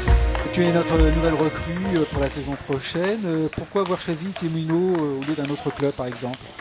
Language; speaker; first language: French; native; French